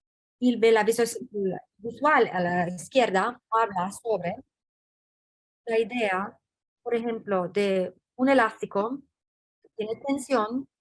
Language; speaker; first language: Spanish; non-native, fluent; English